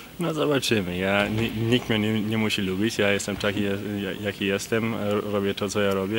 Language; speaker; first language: Polish; early bilingual, heritage; Polish